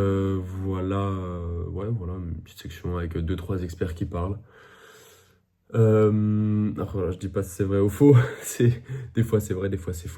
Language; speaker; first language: French; native; French